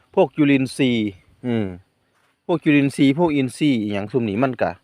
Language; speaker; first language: Thai; non-native, local second language; Northeastern Thai